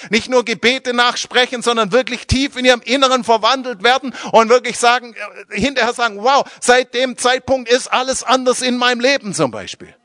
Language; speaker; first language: German; native; German